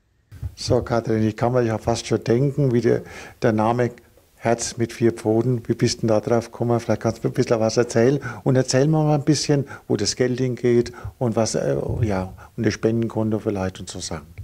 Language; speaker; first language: German; native; German